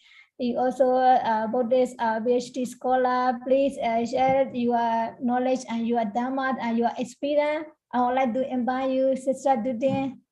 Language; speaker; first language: English; non-native, learner; Burmese